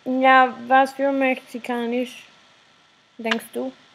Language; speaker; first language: German; non-native, learner; Spanish